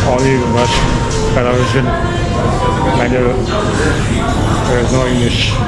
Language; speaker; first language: English; non-native, learner; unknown